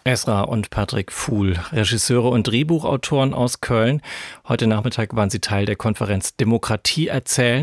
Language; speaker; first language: German; native; German